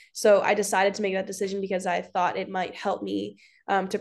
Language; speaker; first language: English; native; English